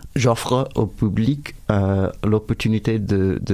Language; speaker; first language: French; non-native, fluent; English